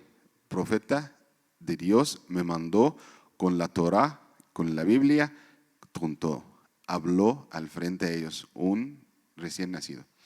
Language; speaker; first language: Spanish; non-native, fluent; Arabic